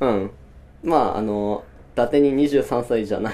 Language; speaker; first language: Japanese; native; Japanese